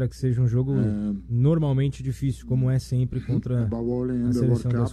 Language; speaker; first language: Portuguese; native; Portuguese